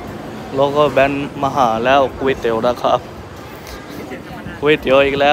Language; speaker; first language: Thai; non-native, fluent; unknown